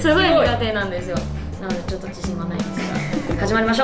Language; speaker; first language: Japanese; non-native, fluent; Chinese